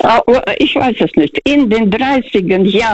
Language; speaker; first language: German; non-native, fluent; Russian